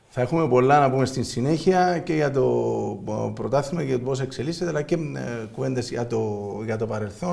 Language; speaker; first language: Greek; native; Greek